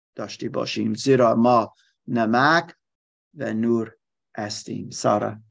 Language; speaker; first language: Persian; non-native, learner; German